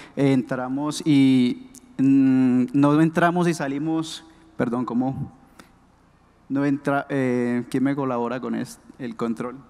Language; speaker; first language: Spanish; non-native, local second language; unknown